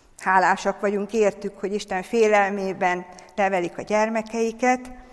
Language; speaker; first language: Hungarian; native; Hungarian